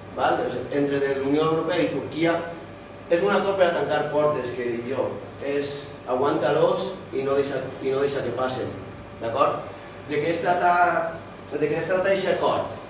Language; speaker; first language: Catalan; native; Catalan